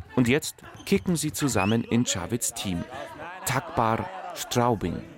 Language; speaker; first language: German; native; German